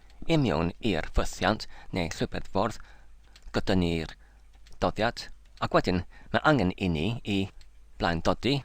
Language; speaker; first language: Welsh; non-native, learner; English